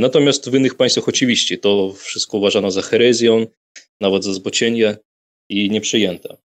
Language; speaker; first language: Polish; non-native, fluent; Russian